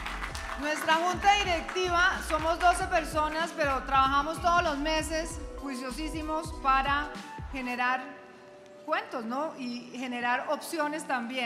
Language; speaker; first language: Spanish; native; Spanish